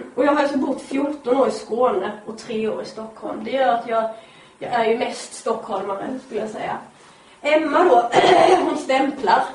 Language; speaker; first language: Swedish; native; Swedish